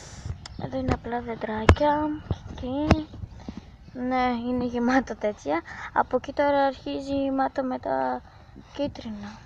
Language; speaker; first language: Greek; early bilingual, other home language; Bulgarian